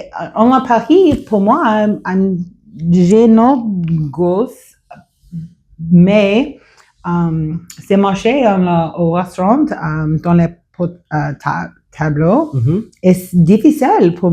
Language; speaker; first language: French; non-native, learner; English